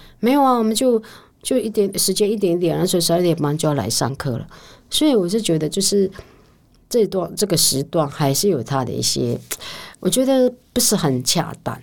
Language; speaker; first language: Chinese; native; Chinese